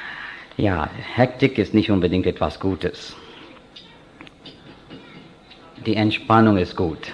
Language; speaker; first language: German; non-native, fluent; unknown